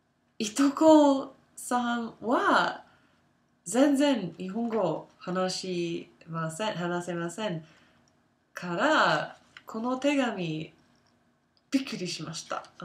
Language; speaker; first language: Japanese; non-native, learner; English